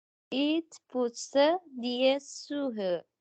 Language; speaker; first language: German; non-native, learner; Indonesian